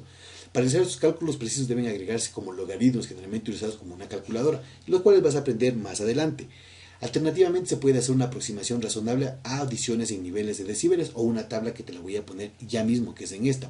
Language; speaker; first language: Spanish; native; Spanish